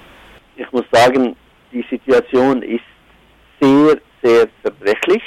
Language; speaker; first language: German; non-native, fluent; Arabic